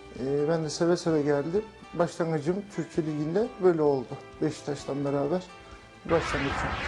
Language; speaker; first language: Turkish; early bilingual, heritage; Turkish